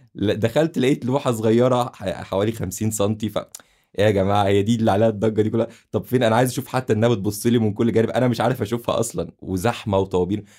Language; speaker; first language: Arabic; native; Arabic